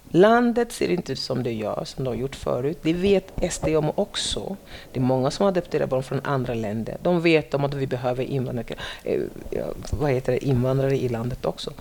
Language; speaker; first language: Swedish; non-native, fluent; French